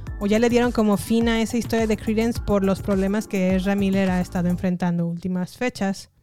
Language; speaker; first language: Spanish; native; Spanish